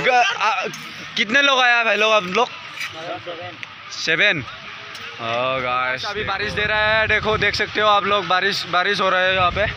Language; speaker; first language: Hindi; non-native, local second language; Assamese